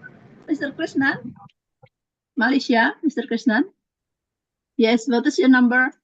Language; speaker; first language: English; non-native, learner; Indonesian